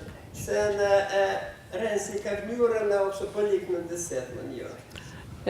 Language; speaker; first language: Swedish; non-native, fluent; Russian